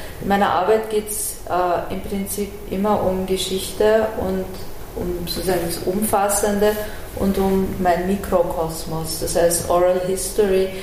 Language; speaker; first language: German; early bilingual, other home language; Persian